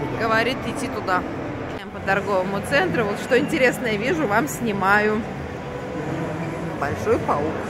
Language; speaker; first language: Russian; native; Russian